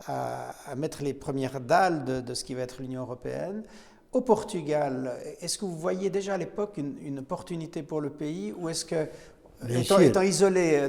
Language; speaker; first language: French; native; French